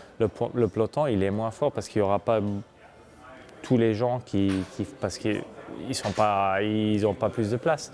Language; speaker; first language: French; non-native, local second language; Luxembourgish